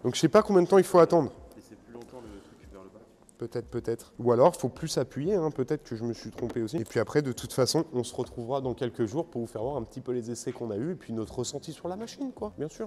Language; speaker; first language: French; native; French